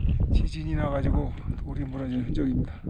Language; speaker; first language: Korean; native; Korean